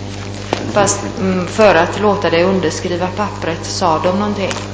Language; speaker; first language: Swedish; non-native, fluent; Italian